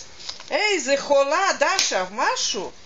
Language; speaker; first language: Hebrew; non-native, learner; Russian